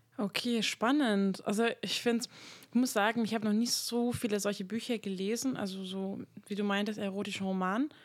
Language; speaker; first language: German; non-native, fluent; Hungarian